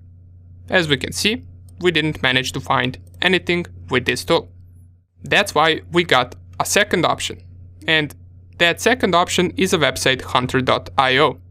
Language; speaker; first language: English; non-native, fluent; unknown